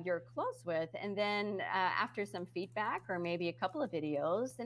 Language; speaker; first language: English; non-native, fluent; Dutch